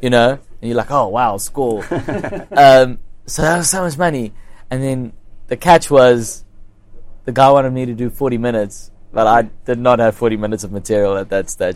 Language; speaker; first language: English; non-native, local second language; Afrikaans